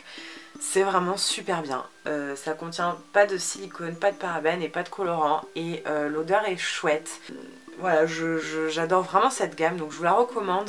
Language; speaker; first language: French; native; French